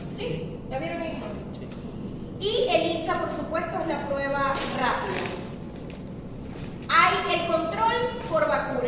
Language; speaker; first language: Spanish; native; Spanish